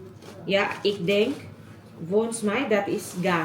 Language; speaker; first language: Dutch; non-native, learner; Cebuano